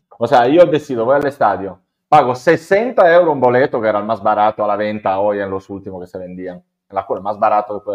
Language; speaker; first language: Spanish; non-native, fluent; Italian